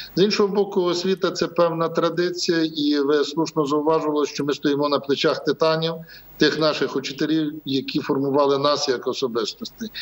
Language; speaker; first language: Ukrainian; native; Ukrainian